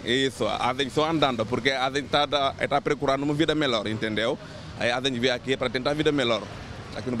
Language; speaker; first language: Portuguese; non-native, learner; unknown